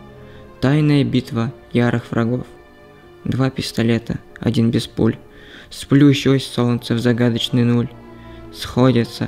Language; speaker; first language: Russian; native; Russian